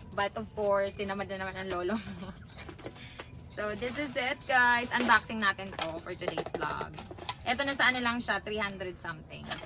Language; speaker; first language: Filipino; native; Filipino